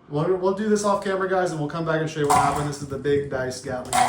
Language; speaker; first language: English; native; English